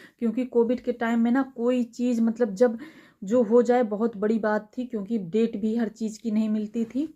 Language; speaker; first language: Hindi; native; Hindi